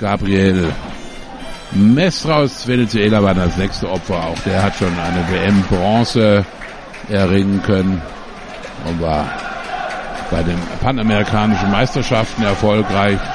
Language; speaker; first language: German; native; German